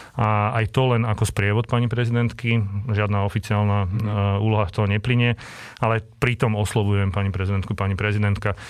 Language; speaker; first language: Slovak; native; Slovak